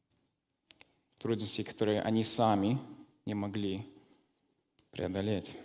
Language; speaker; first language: Russian; early bilingual, heritage; Russian